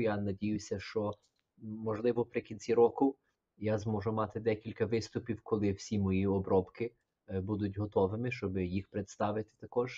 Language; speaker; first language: Ukrainian; early bilingual, heritage; Ukrainian